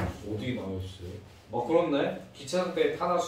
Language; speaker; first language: Korean; native; Korean